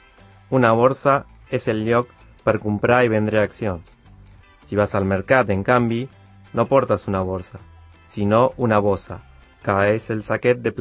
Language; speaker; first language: Catalan; non-native, learner; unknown